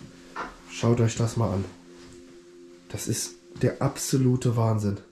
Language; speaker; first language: German; native; German